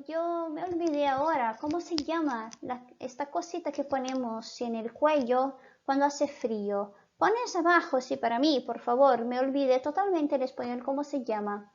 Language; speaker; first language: Spanish; non-native, fluent; Portuguese